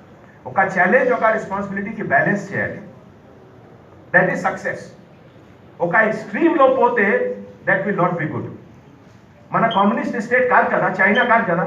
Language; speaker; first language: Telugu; non-native, fluent; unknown